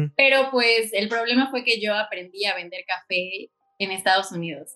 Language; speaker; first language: Spanish; native; Spanish